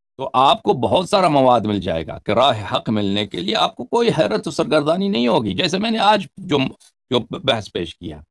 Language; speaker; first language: Urdu; non-native, fluent; Persian